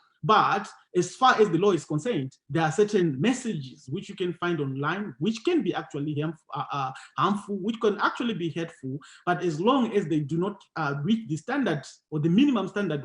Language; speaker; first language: English; non-native, local second language; Shona